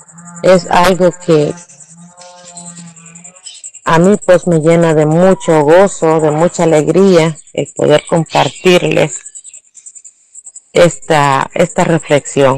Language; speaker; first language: Spanish; native; Spanish